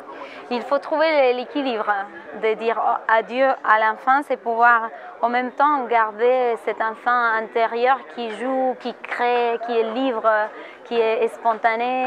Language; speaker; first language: French; non-native, fluent; Spanish